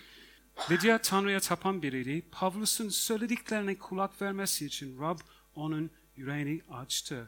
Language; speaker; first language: Turkish; non-native, fluent; English